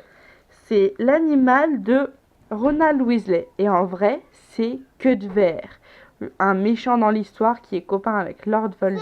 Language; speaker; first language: French; native; French